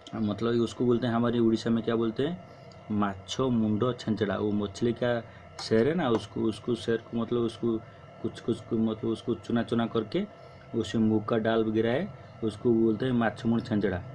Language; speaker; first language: Hindi; non-native, local second language; Odia